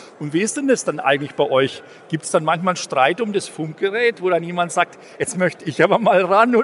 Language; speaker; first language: German; native; German